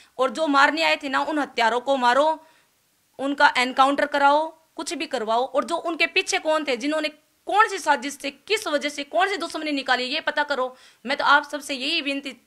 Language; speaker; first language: Hindi; native; Hindi